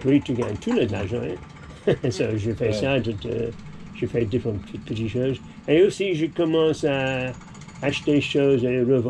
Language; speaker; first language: French; non-native, learner; English